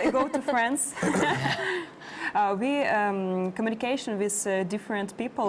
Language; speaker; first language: English; non-native, learner; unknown